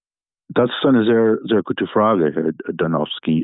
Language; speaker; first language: German; non-native, fluent; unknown